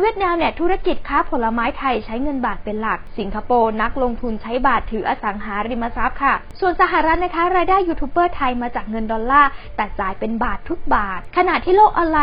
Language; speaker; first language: Thai; native; Thai